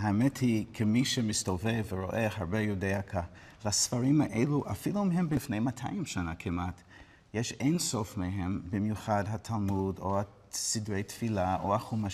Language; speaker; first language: Hebrew; non-native, fluent; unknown